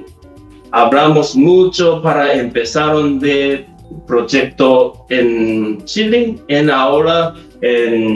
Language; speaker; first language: Spanish; non-native, learner; Japanese